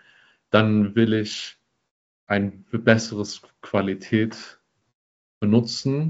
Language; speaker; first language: German; non-native, fluent; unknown